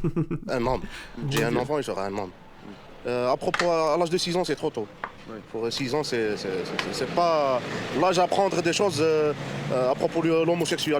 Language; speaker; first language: French; non-native, learner; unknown